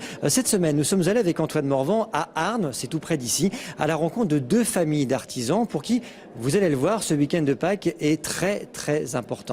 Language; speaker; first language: French; native; French